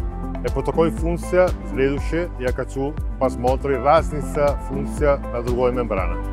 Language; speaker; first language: Russian; non-native, learner; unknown